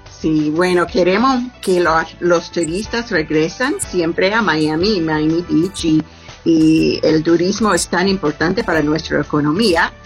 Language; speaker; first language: Spanish; non-native, learner; English